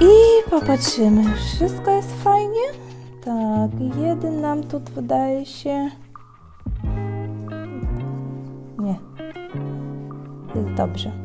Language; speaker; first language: Polish; non-native, fluent; Ukrainian